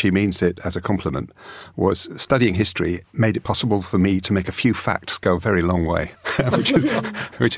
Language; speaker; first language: English; native; English